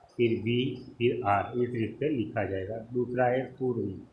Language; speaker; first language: Hindi; non-native, local second language; Gujarati